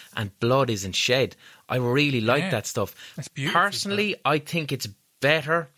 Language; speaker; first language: English; native; English